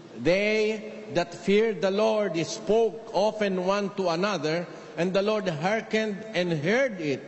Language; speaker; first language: English; non-native, local second language; Filipino